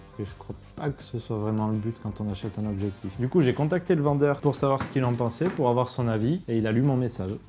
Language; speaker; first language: French; native; French